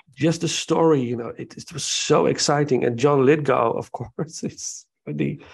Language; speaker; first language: English; non-native, fluent; Dutch